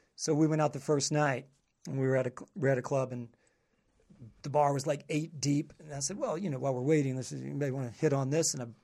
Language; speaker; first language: English; native; English